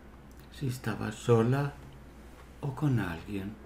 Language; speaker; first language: Spanish; native; Spanish